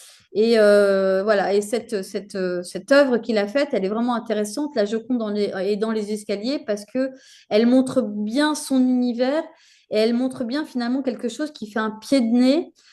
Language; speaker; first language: French; native; French